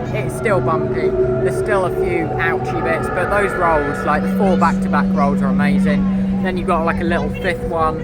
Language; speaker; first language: English; native; English